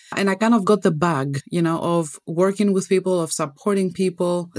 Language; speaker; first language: English; non-native, fluent; Greek